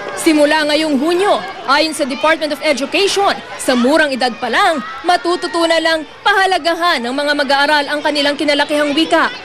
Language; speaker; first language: Filipino; native; Filipino